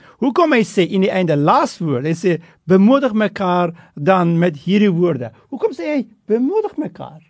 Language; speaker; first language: Afrikaans; non-native, fluent; Turkish